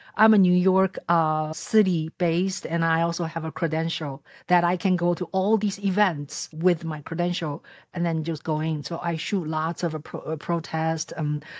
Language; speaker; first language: English; non-native, fluent; Chinese